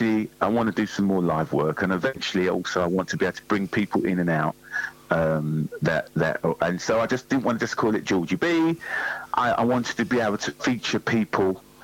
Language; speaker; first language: English; native; English